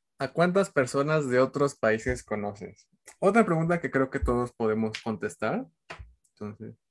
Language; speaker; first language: Spanish; native; Spanish